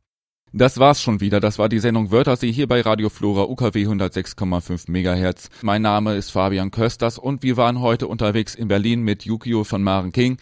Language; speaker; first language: German; native; German